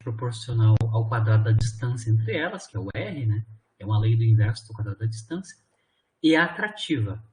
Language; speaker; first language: Portuguese; native; Portuguese